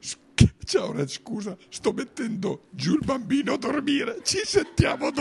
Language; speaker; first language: Italian; native; Italian